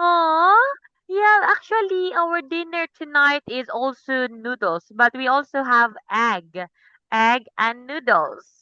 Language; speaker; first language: English; non-native, local second language; Cebuano